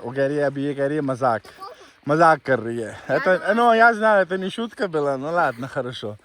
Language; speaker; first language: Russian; non-native, learner; Urdu